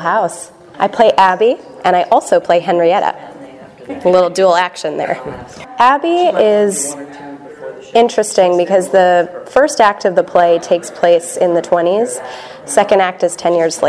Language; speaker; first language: English; native; English